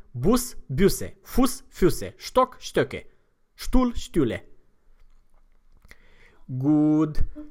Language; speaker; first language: German; non-native, fluent; Romanian